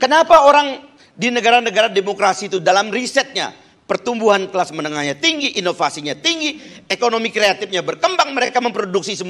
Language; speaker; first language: Indonesian; native; Indonesian